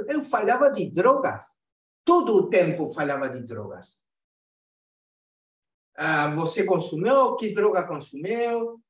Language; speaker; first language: Portuguese; non-native, fluent; Spanish